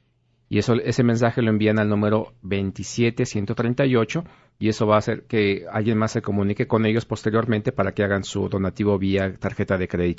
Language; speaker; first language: Spanish; native; Spanish